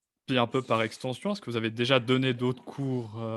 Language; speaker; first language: French; native; French